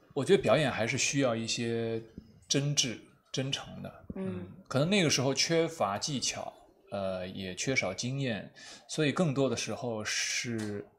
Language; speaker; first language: Chinese; native; Chinese